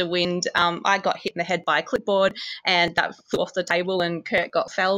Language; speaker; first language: English; native; English